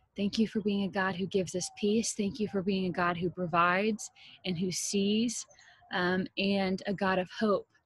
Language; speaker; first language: English; native; English